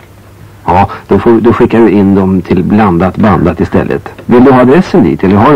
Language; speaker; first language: Swedish; native; Swedish